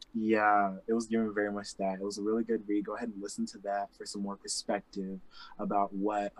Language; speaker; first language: English; native; English